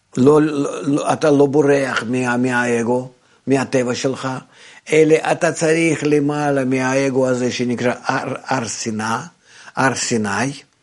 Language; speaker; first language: Hebrew; non-native, fluent; Russian